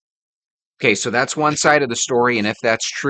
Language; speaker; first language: English; native; English